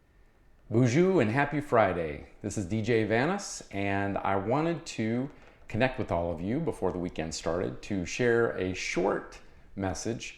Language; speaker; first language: English; native; English